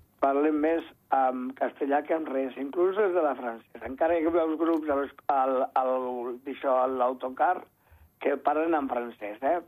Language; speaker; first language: Catalan; native; Catalan